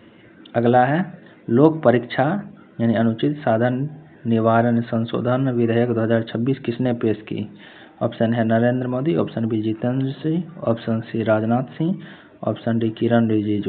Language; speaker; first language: Hindi; native; Hindi